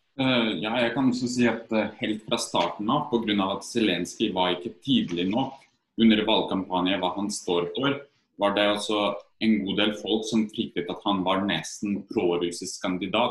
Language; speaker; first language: Norwegian; non-native, fluent; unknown